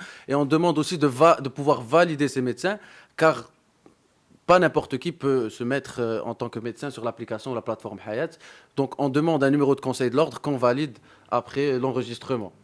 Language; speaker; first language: French; non-native, local second language; Arabic